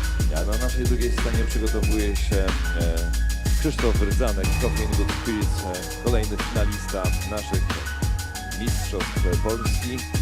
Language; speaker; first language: Polish; native; Polish